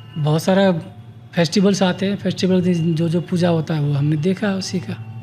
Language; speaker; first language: Hindi; non-native, local second language; Bhojpuri